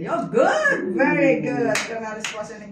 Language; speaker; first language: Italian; non-native, learner; Filipino